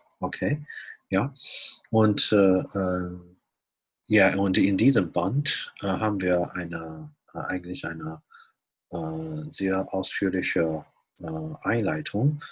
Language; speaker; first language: German; non-native, fluent; Chinese